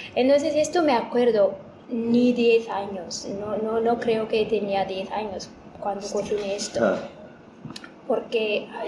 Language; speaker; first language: Spanish; non-native, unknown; Amharic